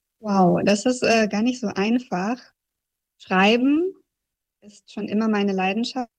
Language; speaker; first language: German; early bilingual, other home language; Russian